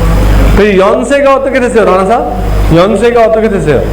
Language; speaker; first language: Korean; non-native, fluent; Urdu